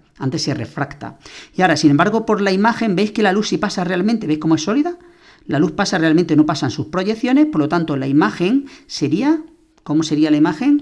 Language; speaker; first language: Spanish; native; Spanish